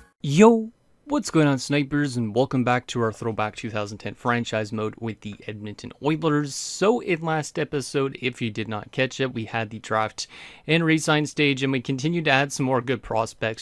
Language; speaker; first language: English; native; English